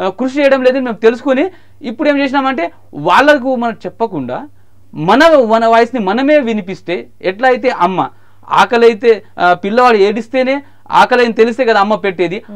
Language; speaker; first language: Telugu; non-native, local second language; Marathi